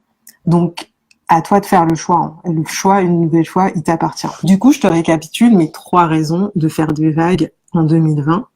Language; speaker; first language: French; native; French